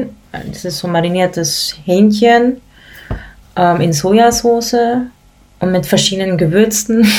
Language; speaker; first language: German; early bilingual, other home language; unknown